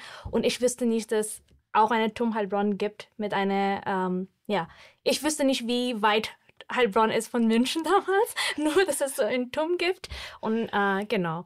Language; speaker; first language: German; non-native, fluent; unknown